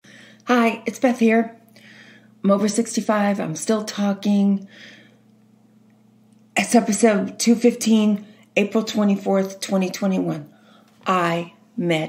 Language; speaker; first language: English; native; English